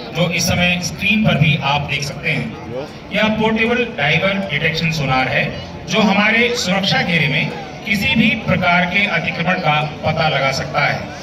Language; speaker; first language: Hindi; native; Hindi